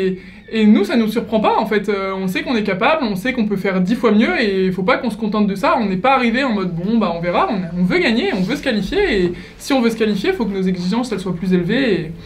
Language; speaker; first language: French; native; French